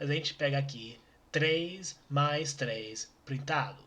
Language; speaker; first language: Portuguese; non-native, learner; English